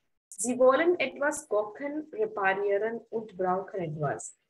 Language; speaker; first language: German; non-native, fluent; Hindi